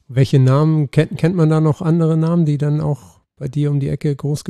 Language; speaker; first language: German; native; German